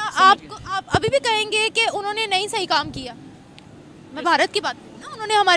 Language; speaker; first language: Hindi; native; Hindi